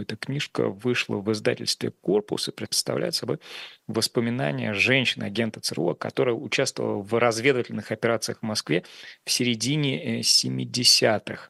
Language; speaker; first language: Russian; native; Russian